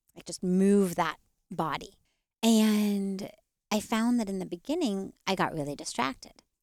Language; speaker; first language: English; native; English